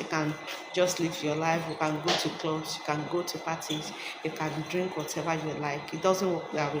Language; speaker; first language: English; non-native, local second language; Yoruba